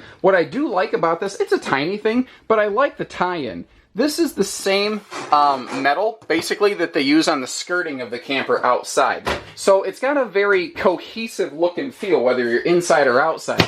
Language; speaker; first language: English; native; English